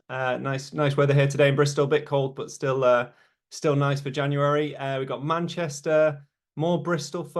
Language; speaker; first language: English; native; English